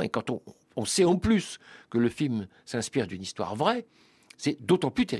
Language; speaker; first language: French; native; French